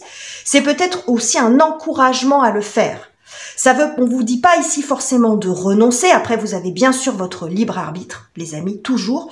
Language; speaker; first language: French; native; French